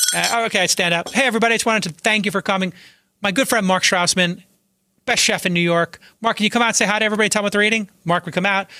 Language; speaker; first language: English; native; English